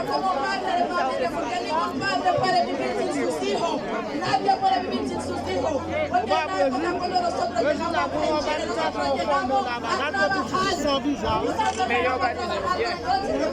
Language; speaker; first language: Spanish; non-native, fluent; Haitian Creole